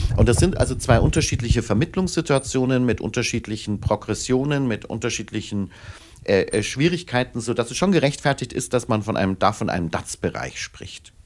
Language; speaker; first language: German; native; German